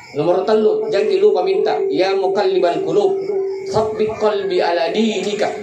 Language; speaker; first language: Indonesian; non-native, local second language; Buginese